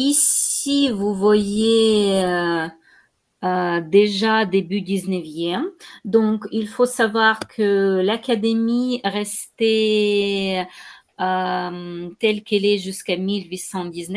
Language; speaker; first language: French; non-native, fluent; Ukrainian